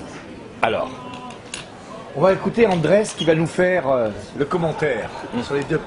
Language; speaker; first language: French; native; French